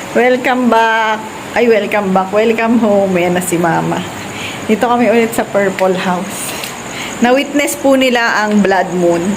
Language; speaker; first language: Filipino; native; Filipino